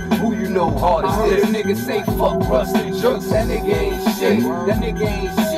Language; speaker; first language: English; native; English